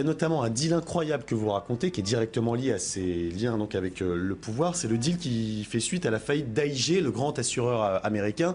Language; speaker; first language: French; native; French